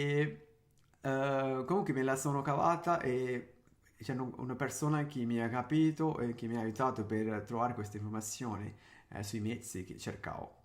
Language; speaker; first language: Italian; non-native, fluent; Sinhala